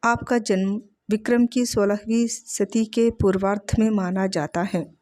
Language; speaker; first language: Hindi; non-native, local second language; Telugu